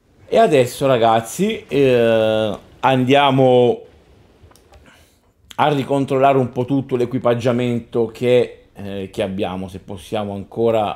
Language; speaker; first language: Italian; native; Italian